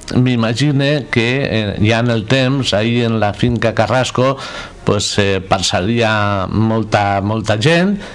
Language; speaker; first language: Spanish; non-native, local second language; Catalan